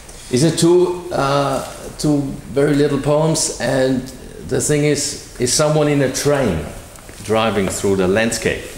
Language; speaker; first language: English; non-native, fluent; German